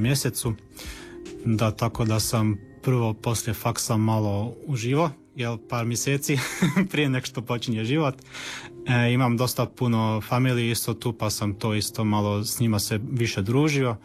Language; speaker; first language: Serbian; early bilingual, heritage; Croatian